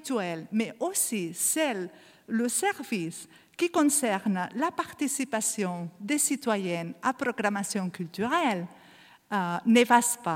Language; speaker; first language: French; non-native, learner; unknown